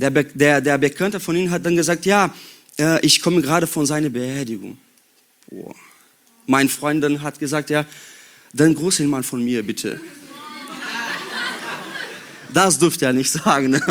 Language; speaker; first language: German; non-native, learner; Portuguese